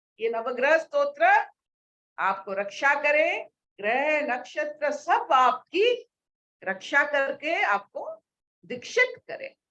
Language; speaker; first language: Hindi; non-native, local second language; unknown